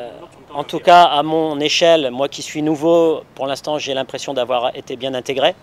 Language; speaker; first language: French; native; French